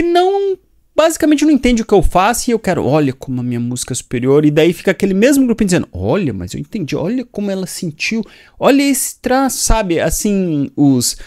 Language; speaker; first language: Portuguese; native; Portuguese